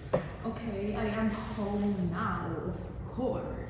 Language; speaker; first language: English; non-native, local second language; Filipino